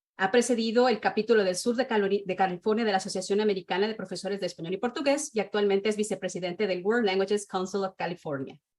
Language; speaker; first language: Spanish; native; Spanish